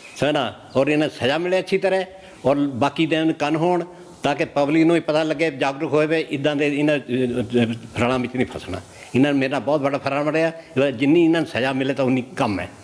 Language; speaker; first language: Punjabi; native; Punjabi